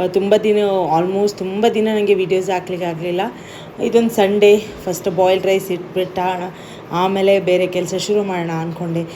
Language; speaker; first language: Kannada; non-native, local second language; Tulu